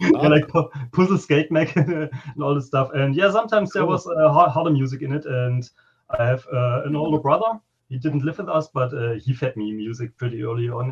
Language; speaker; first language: English; non-native, fluent; German